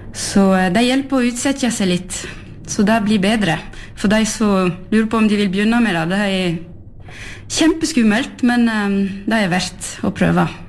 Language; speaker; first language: Norwegian; early bilingual, heritage; French